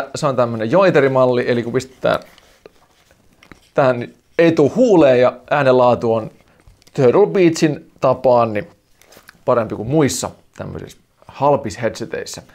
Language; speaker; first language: Finnish; native; Finnish